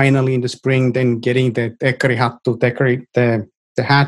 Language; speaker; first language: English; non-native, fluent; Finnish